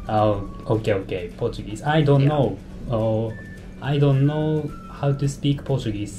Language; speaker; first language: English; non-native, learner; Japanese